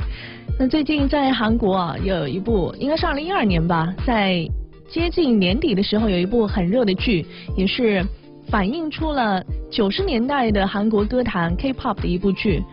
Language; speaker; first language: Chinese; native; Chinese